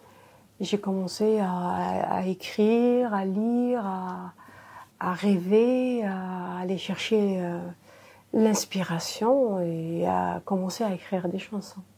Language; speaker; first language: French; non-native, local second language; Arabic